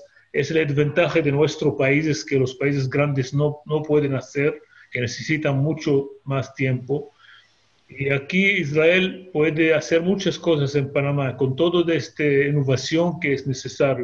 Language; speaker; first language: Spanish; non-native, fluent; Hebrew